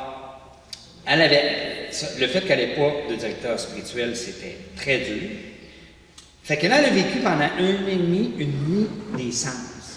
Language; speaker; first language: French; native; French